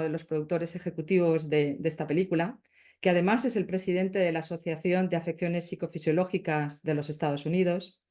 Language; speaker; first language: Spanish; native; Spanish